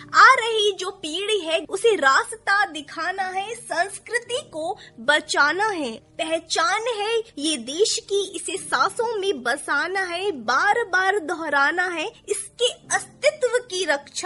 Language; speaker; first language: Hindi; native; Hindi